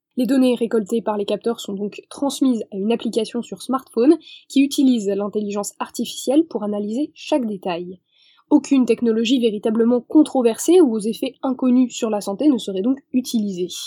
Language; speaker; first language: French; native; French